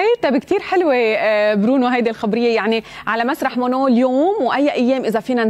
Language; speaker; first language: Arabic; native; Arabic